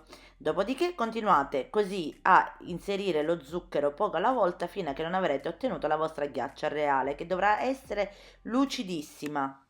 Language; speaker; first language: Italian; native; Italian